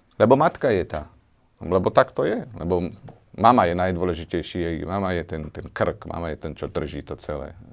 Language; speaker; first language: Slovak; native; Slovak